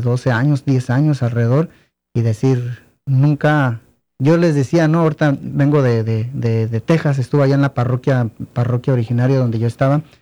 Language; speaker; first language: Spanish; native; Spanish